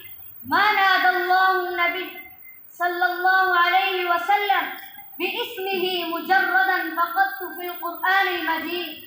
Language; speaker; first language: Arabic; non-native, learner; Urdu